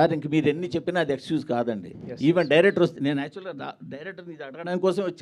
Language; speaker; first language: Telugu; native; Telugu